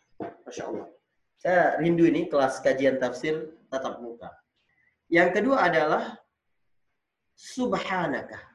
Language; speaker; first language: Indonesian; native; Indonesian